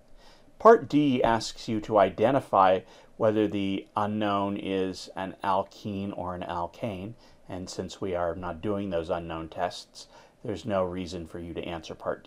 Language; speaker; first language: English; native; English